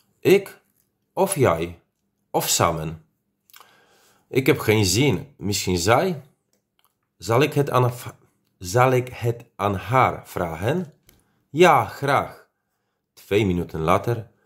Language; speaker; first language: Dutch; non-native, fluent; Polish